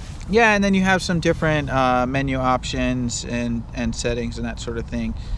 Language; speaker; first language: English; native; English